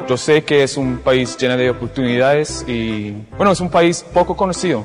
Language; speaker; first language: Spanish; non-native, fluent; English